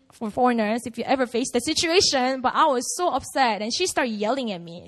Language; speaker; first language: English; non-native, fluent; Korean